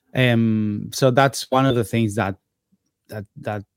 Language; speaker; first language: English; non-native, fluent; Spanish